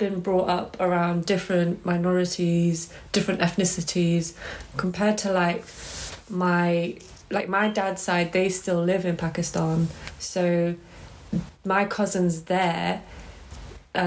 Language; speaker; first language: English; native; English